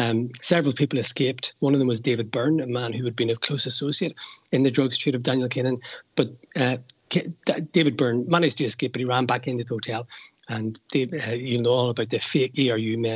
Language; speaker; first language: English; native; English